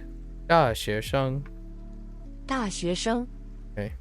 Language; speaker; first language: Chinese; non-native, learner; English